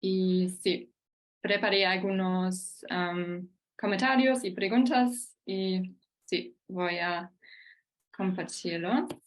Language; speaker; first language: Spanish; non-native, fluent; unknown